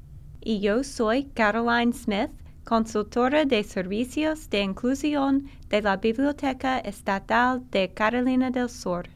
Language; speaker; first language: Spanish; non-native, learner; English